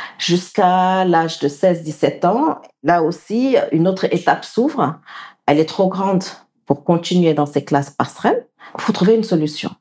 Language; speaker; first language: French; non-native, local second language; Wolof